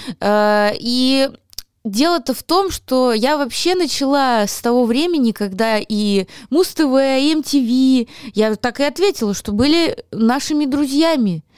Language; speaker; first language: Russian; native; Russian